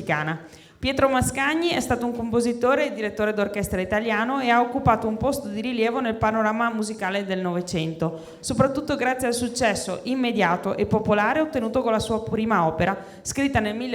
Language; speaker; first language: Italian; native; Italian